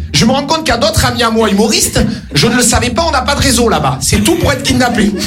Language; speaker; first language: French; native; French